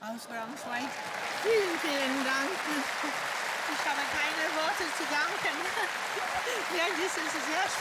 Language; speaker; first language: German; non-native, fluent; Greek